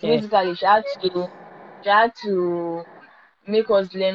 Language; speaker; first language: English; non-native, local second language; Igbo